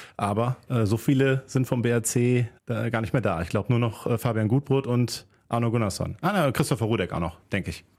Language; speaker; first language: German; native; German